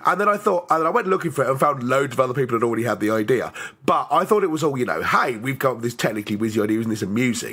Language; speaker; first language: English; native; English